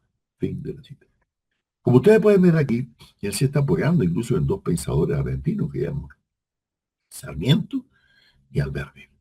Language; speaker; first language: Spanish; native; Spanish